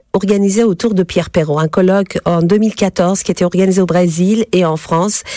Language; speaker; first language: French; non-native, fluent; Persian